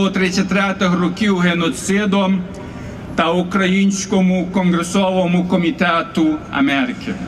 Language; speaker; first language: Ukrainian; early bilingual, heritage; Ukrainian